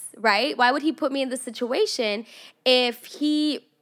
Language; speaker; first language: English; non-native, fluent; Russian